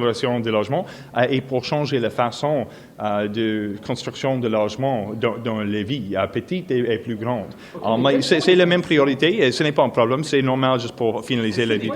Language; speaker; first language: French; non-native, local second language; English